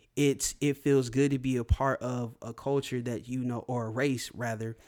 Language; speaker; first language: English; native; English